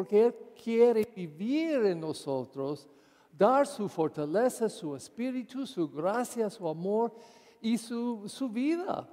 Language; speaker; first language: Spanish; non-native, fluent; English